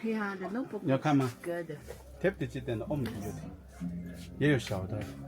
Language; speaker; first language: Chinese; non-native, fluent; Tibetan